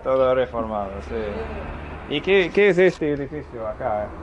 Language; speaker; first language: Spanish; non-native, fluent; English